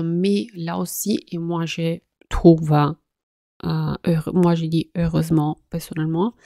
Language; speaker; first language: French; non-native, fluent; Italian